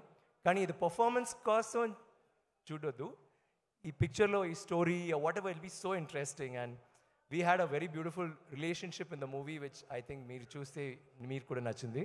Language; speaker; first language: Telugu; non-native, learner; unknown